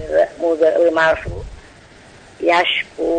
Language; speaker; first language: Arabic; non-native, learner; Indonesian